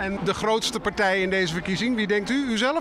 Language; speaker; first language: Dutch; native; Dutch